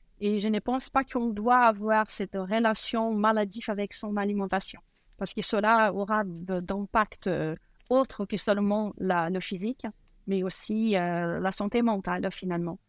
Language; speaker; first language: French; non-native, fluent; Portuguese